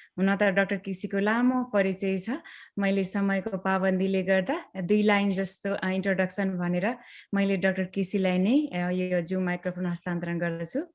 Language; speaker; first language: Nepali; native; Nepali